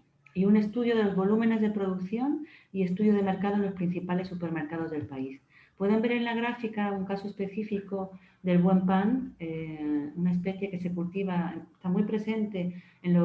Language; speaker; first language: Spanish; native; Spanish